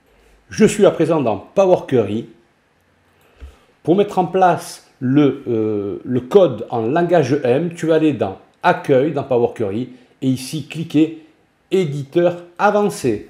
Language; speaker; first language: French; native; French